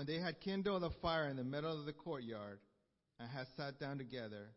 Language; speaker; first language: English; early bilingual, other home language; Spanish